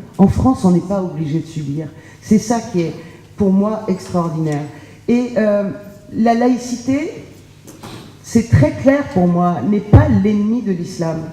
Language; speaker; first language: French; early bilingual, other home language; Persian